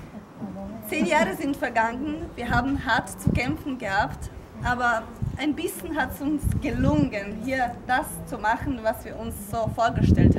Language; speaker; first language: German; non-native, fluent; Ukrainian